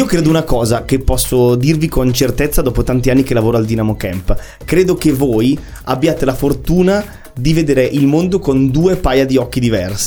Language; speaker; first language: Italian; native; Italian